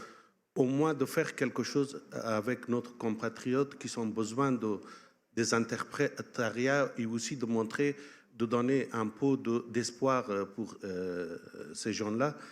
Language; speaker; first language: French; non-native, fluent; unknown